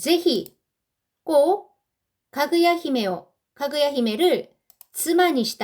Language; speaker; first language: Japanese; non-native, fluent; Korean